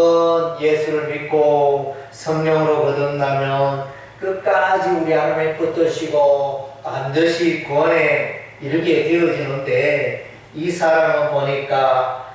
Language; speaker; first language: Korean; native; Korean